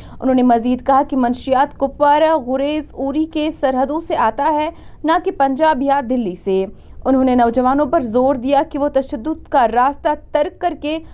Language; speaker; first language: Urdu; non-native, local second language; Kashmiri